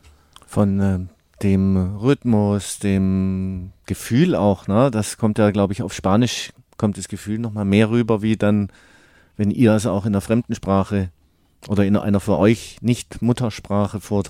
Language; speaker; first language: German; native; German